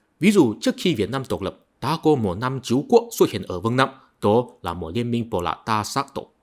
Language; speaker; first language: Vietnamese; non-native, fluent; Chinese